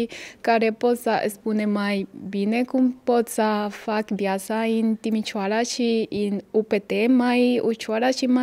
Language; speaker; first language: Romanian; non-native, learner; Spanish